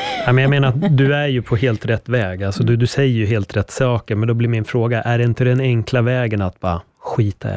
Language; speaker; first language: Swedish; native; Swedish